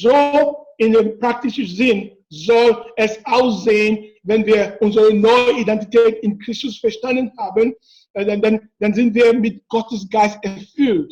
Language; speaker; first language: German; non-native, fluent; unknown